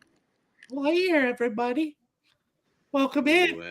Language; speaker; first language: English; native; English